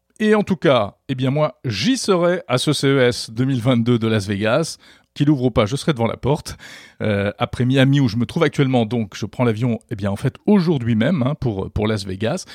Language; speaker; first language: French; native; French